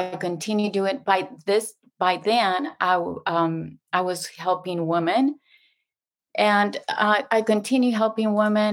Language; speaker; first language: English; non-native, fluent; Spanish